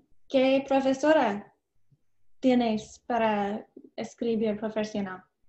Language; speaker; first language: Spanish; non-native, learner; English